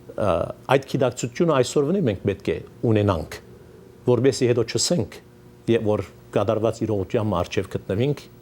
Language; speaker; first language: Armenian; early bilingual, heritage; Armenian